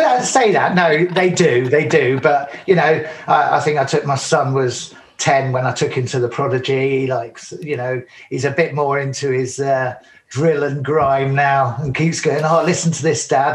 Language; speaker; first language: English; native; English